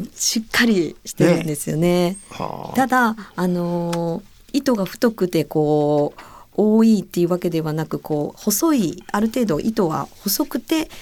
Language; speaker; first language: Japanese; native; Japanese